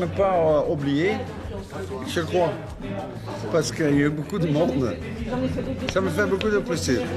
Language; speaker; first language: French; non-native, fluent; Dutch